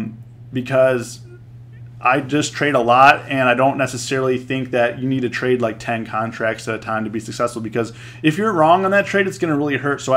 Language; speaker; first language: English; native; English